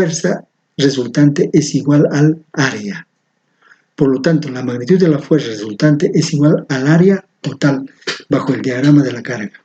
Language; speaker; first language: Spanish; native; Spanish